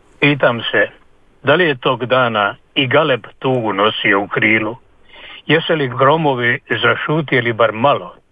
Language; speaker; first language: Croatian; native; Croatian